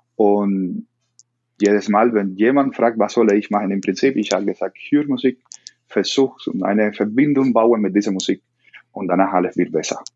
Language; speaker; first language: German; non-native, learner; Spanish